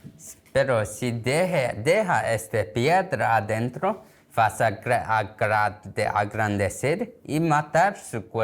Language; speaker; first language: Spanish; non-native, learner; Korean